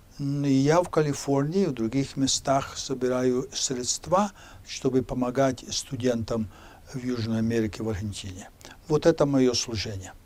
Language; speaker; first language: Russian; early bilingual, heritage; Spanish